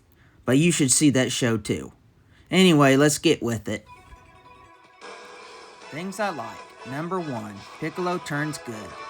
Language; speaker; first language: English; native; English